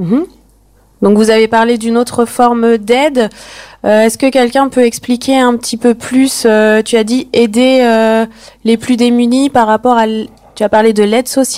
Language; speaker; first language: French; native; French